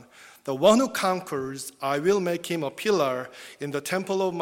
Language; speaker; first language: English; non-native, fluent; Korean